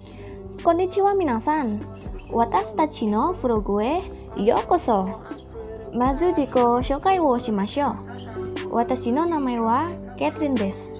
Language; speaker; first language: Japanese; non-native, learner; Indonesian